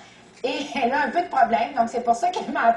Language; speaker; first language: French; native; French